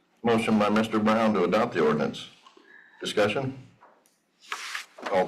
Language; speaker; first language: English; native; English